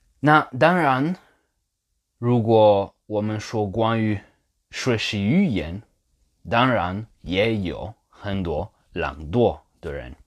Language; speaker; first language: Chinese; non-native, fluent; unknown